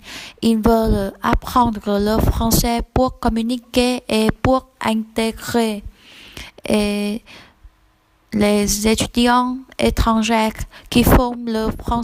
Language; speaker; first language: French; non-native, learner; Vietnamese